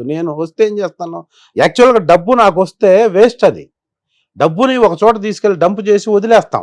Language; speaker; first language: Telugu; native; Telugu